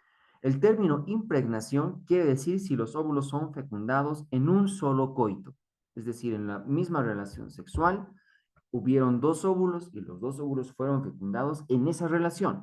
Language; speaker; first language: Spanish; native; Spanish